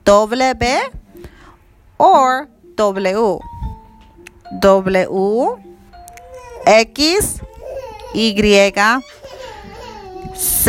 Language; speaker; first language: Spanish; early bilingual, heritage; Spanish